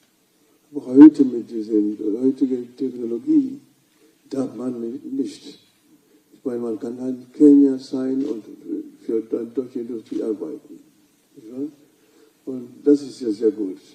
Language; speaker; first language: German; non-native, fluent; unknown